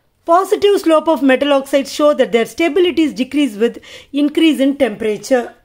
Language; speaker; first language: English; non-native, local second language; Tamil